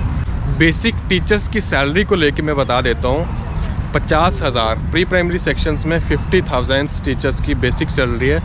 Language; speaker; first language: Hindi; native; Hindi